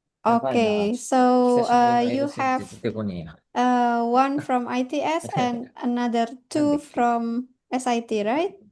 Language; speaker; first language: English; non-native, fluent; Indonesian